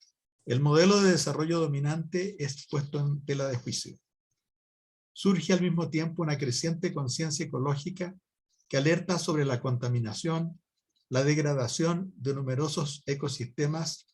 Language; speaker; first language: Spanish; native; Spanish